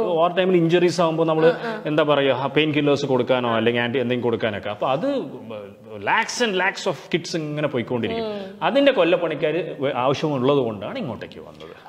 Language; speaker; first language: Malayalam; non-native, local second language; Kannada